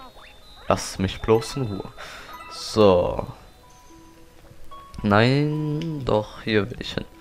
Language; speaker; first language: German; native; German